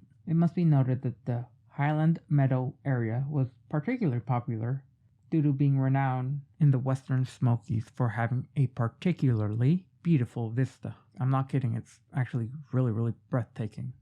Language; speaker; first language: English; native; English